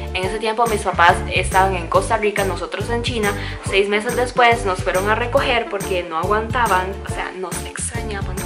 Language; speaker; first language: Spanish; early bilingual, other home language; Cantonese